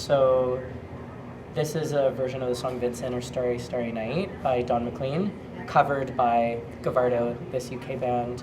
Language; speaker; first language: English; native; English